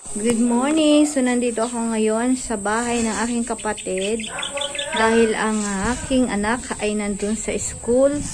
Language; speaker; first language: Filipino; non-native, local second language; Bikol